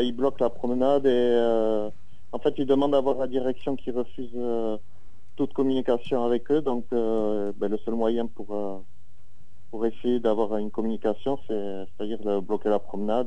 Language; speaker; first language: French; native; French